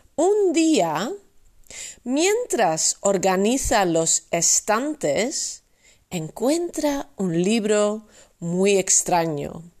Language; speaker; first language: Spanish; non-native, fluent; Dutch